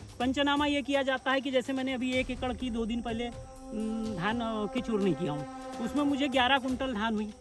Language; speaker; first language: Hindi; native; Hindi